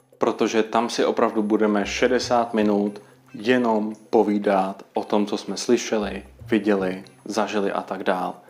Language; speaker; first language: Czech; native; Czech